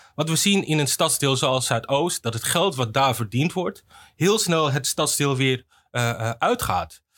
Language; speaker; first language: Dutch; native; Dutch